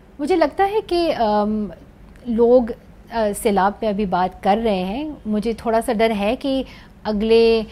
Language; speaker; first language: Urdu; non-native, local second language; Pashto